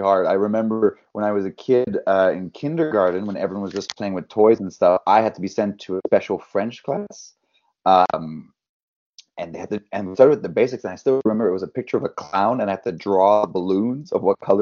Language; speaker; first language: English; non-native, fluent; French